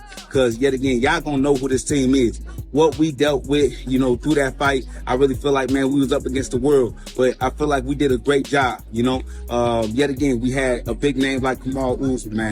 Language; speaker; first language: English; native; English